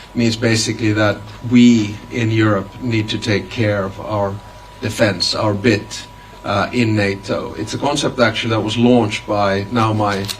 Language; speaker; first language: English; non-native, fluent; Finnish